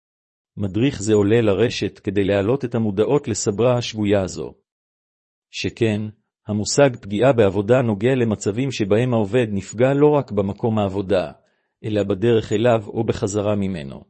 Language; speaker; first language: Hebrew; native; Hebrew